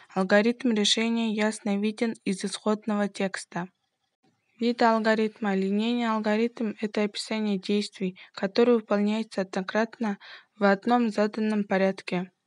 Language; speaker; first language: Russian; non-native, local second language; Kyrgyz